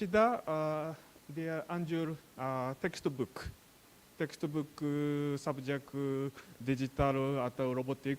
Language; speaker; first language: Indonesian; non-native, learner; Japanese